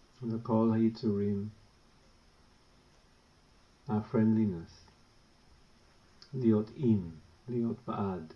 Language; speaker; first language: Hebrew; non-native, fluent; English